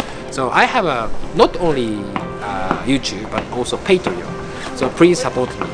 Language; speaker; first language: English; non-native, fluent; Japanese